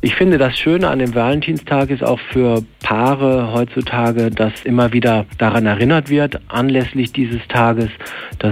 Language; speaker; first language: German; native; German